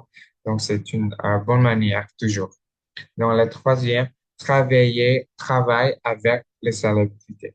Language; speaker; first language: French; non-native, learner; Indonesian